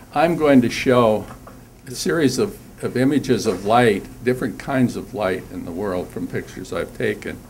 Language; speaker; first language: English; native; English